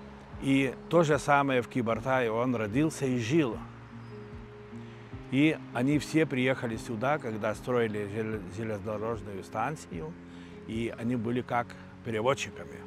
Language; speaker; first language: Russian; non-native, local second language; Lithuanian